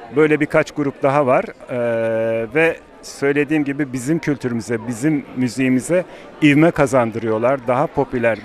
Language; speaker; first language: Turkish; non-native, fluent; Ossetic